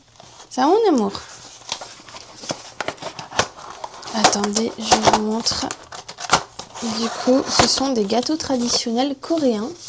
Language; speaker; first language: French; native; French